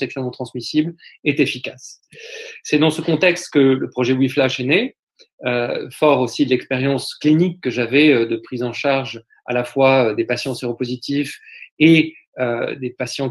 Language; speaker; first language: French; native; French